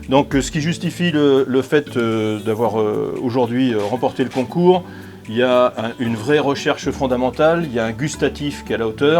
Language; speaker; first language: French; native; French